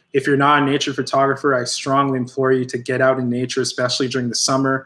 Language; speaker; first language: English; native; English